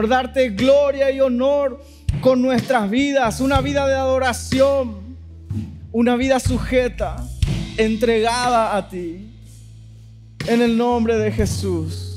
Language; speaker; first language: Spanish; native; Spanish